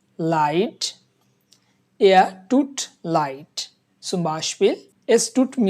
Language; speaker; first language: German; non-native, fluent; Bangla